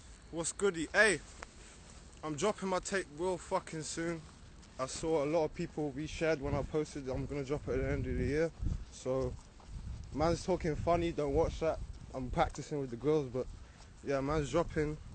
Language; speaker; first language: English; native; English